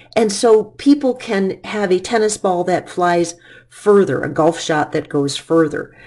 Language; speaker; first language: English; native; English